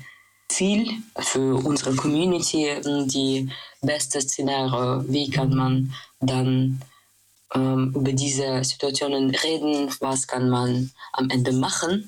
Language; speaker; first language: German; non-native, fluent; Russian